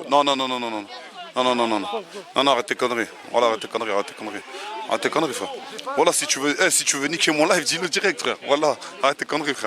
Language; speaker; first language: French; native; French